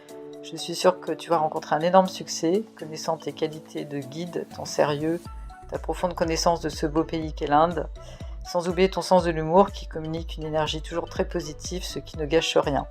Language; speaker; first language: French; native; French